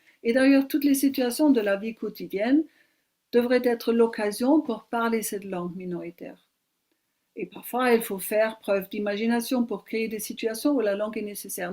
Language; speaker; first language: French; non-native, fluent; German